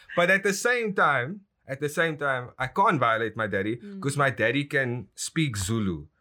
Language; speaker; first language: English; native; English